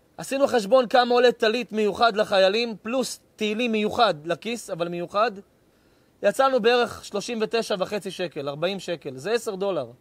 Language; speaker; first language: Hebrew; native; Hebrew